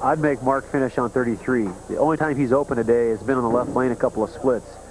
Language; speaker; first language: English; native; English